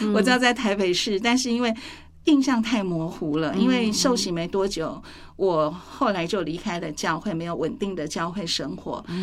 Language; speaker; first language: Chinese; native; Chinese